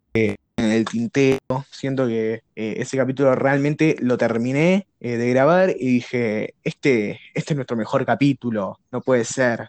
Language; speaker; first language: Spanish; native; Spanish